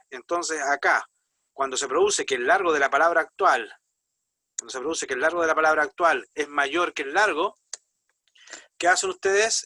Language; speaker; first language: Spanish; native; Spanish